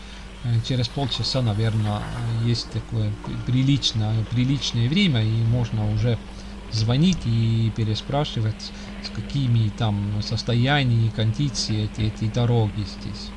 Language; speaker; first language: Russian; non-native, local second language; Estonian